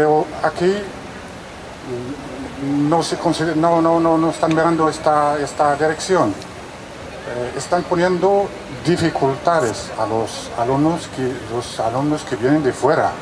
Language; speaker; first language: Spanish; non-native, fluent; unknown